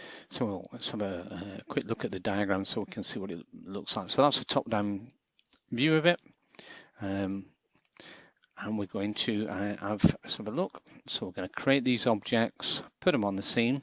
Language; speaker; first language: English; native; English